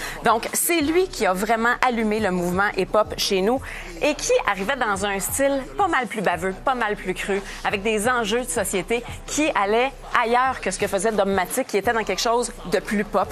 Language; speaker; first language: French; native; French